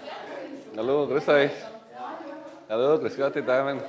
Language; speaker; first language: German; native; German